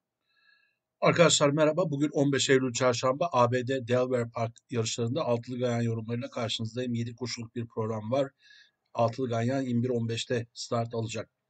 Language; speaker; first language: Turkish; native; Turkish